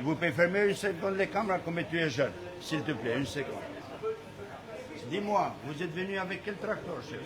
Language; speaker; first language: French; non-native, learner; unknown